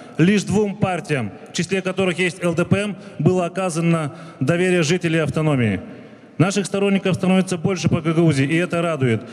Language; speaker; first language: Russian; non-native, local second language; Gagauz